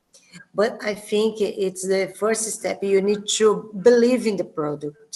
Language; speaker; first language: English; non-native, learner; Portuguese